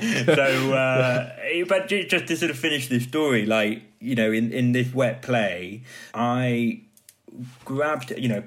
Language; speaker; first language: English; native; English